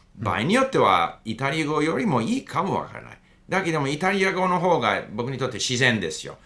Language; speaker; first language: Japanese; non-native, fluent; English